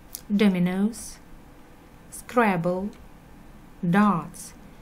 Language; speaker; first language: English; non-native, fluent; Russian